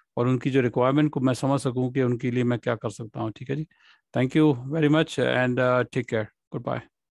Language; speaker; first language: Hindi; non-native, local second language; Punjabi